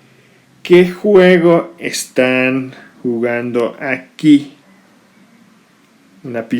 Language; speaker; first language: Spanish; non-native, fluent; English